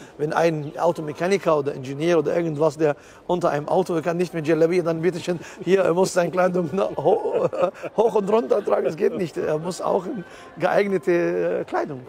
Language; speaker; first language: German; non-native, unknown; Arabic